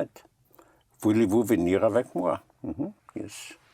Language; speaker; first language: French; non-native, fluent; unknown